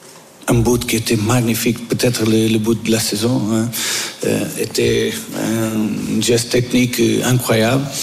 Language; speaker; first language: French; non-native, fluent; Portuguese